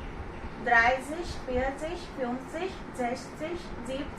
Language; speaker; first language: German; non-native, fluent; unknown